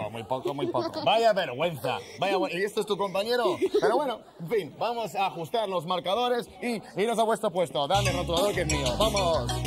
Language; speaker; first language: Spanish; native; Spanish